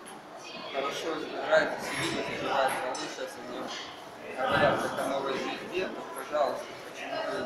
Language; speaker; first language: Russian; native; Russian